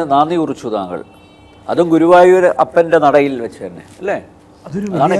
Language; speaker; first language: Malayalam; native; Malayalam